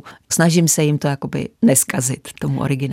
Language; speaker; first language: Czech; native; Czech